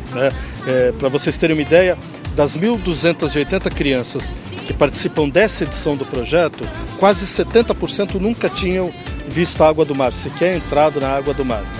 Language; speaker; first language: Portuguese; native; Portuguese